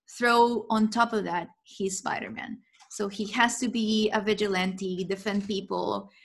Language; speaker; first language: English; non-native, fluent; Spanish